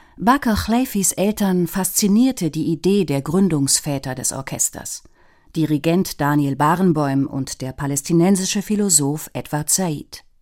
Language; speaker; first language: German; native; German